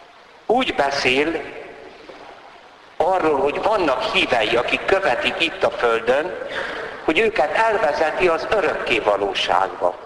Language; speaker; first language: Hungarian; native; Hungarian